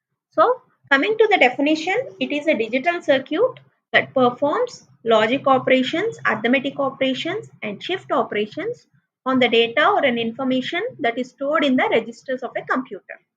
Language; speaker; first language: English; non-native, local second language; Telugu